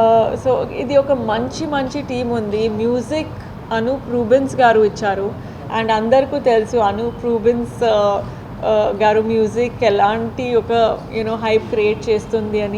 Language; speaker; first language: Telugu; non-native, fluent; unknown